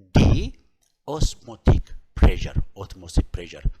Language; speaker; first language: English; non-native, local second language; Amharic